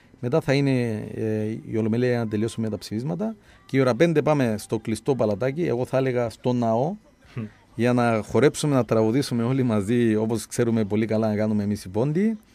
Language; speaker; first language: Greek; native; Greek